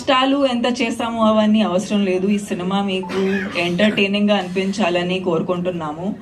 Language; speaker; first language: Telugu; non-native, fluent; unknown